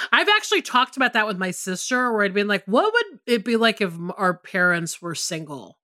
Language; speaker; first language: English; native; English